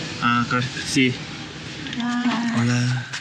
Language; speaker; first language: Spanish; non-native, learner; Korean